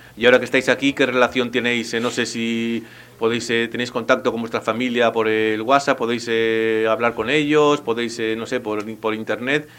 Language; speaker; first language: Spanish; native; Spanish